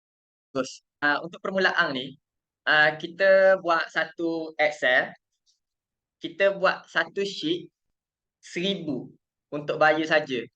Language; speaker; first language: Malay; native; Malay